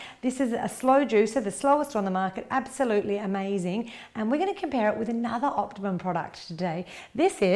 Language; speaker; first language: English; native; English